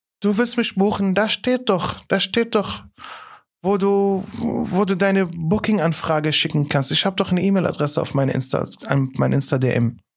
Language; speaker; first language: German; non-native, fluent; Arabic